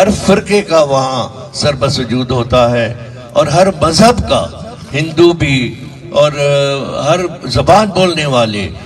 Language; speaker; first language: Urdu; non-native, local second language; Sindhi